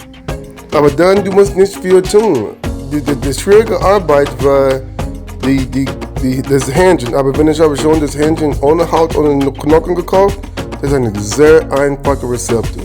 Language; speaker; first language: German; non-native, learner; English